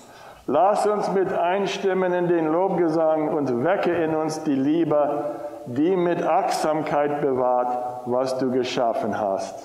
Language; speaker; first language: German; non-native, fluent; English